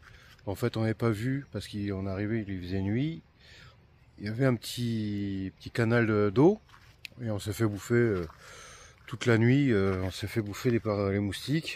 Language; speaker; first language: French; native; French